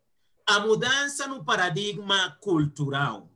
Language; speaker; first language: Portuguese; non-native, fluent; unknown